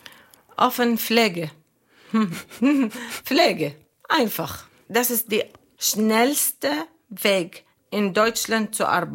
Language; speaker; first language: German; non-native, learner; Arabic